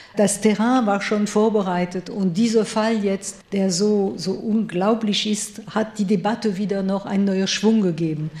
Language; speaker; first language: German; non-native, fluent; French